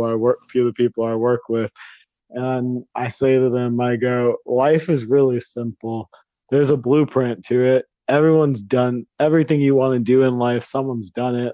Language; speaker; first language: English; native; English